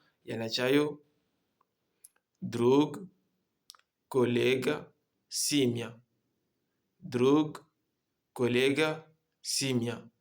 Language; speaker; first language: Russian; non-native, learner; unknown